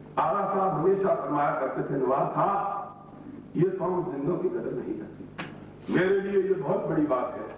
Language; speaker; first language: Urdu; non-native, local second language; Punjabi